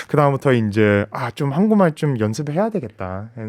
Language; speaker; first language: Korean; early bilingual, heritage; English